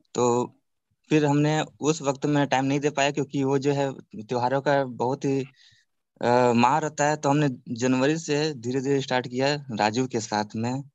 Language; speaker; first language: Hindi; native; Hindi